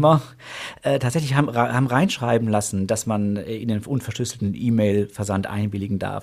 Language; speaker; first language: German; native; German